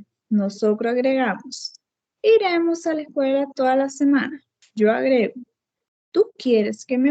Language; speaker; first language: Spanish; non-native, fluent; Portuguese